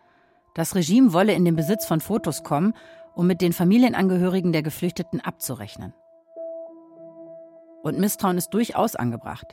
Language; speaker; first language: German; native; German